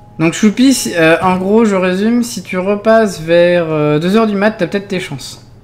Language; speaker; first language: French; native; French